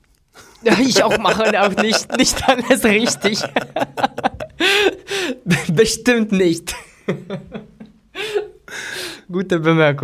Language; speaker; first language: German; non-native, fluent; Lithuanian